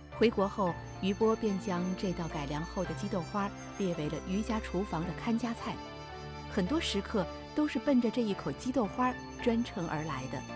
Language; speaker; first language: Chinese; native; Chinese